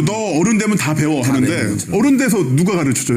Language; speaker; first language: Korean; native; Korean